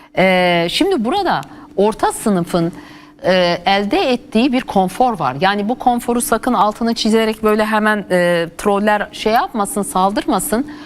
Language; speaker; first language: Turkish; native; Turkish